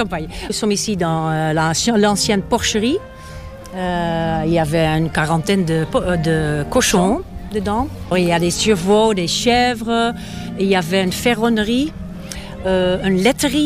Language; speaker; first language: French; non-native, fluent; Dutch